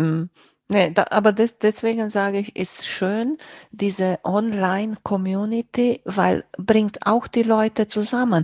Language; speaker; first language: German; non-native, fluent; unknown